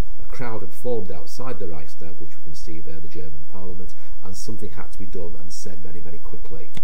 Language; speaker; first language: English; native; English